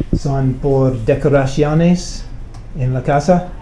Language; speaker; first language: Spanish; non-native, learner; English